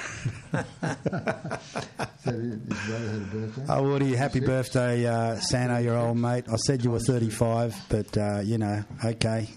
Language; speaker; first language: English; native; English